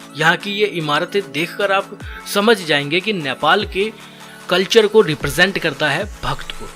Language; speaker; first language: Hindi; native; Hindi